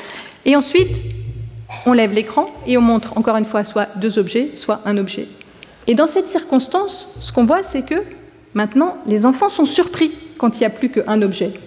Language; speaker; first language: French; native; French